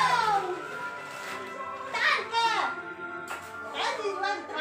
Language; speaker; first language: German; non-native, learner; Filipino